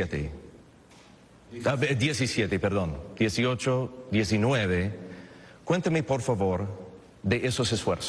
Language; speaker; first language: Spanish; non-native, fluent; English